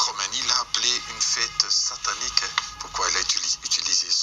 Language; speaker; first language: French; non-native, local second language; Dutch